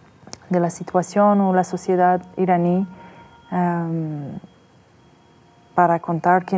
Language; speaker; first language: Spanish; non-native, fluent; Persian